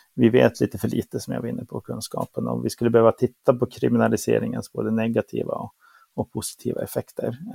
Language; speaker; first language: Swedish; native; Swedish